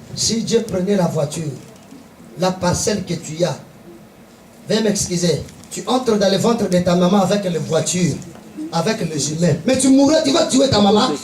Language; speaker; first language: French; non-native, local second language; Lingala